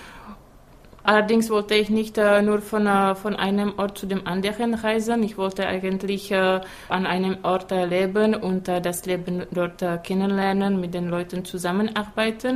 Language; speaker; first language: German; non-native, fluent; Czech